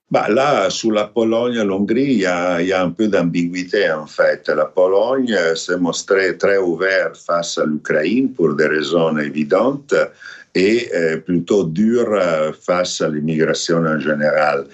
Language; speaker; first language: French; non-native, fluent; Italian